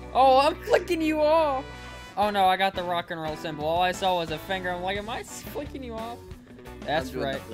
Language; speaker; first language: English; native; English